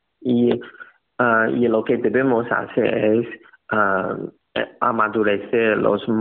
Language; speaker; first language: Spanish; non-native, learner; Chinese